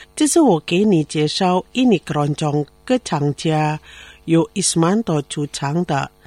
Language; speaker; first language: Chinese; early bilingual, heritage; Chinese